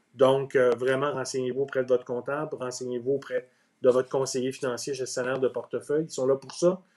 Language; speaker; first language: French; native; French